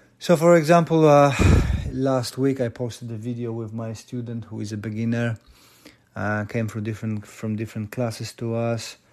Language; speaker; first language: English; non-native, fluent; Polish